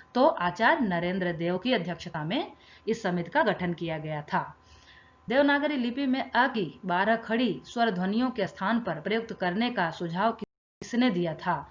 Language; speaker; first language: Hindi; native; Hindi